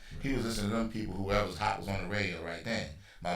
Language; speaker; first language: English; native; English